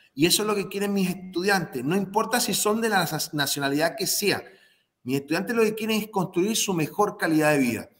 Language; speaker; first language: Spanish; native; Spanish